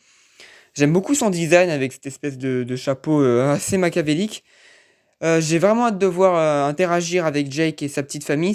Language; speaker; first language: French; native; French